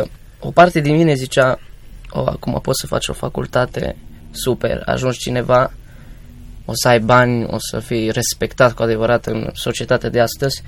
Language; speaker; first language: Romanian; native; Romanian